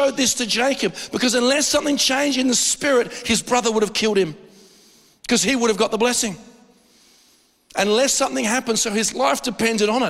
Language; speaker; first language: English; native; English